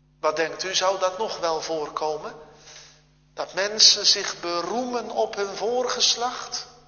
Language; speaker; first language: Dutch; native; Dutch